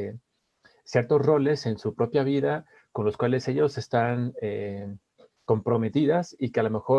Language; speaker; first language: Spanish; native; Spanish